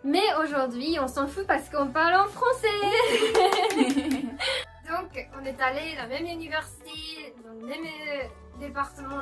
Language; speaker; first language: French; non-native, fluent; Japanese